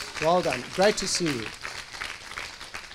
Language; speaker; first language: English; native; English